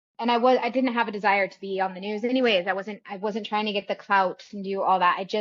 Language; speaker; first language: English; native; English